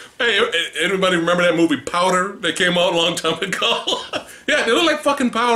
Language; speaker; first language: English; native; English